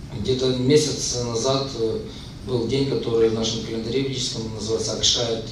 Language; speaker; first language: Russian; native; Russian